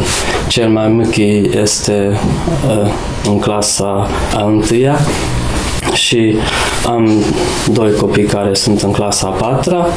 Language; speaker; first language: Romanian; non-native, local second language; Hungarian